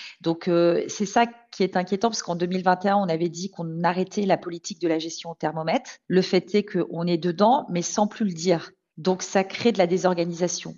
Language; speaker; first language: French; native; French